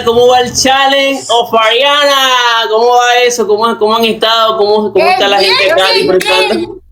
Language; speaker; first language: Spanish; native; Spanish